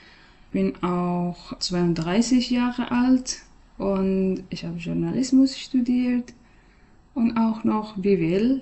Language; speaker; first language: German; non-native, learner; Persian